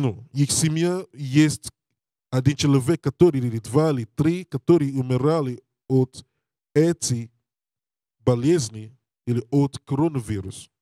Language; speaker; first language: Russian; non-native, learner; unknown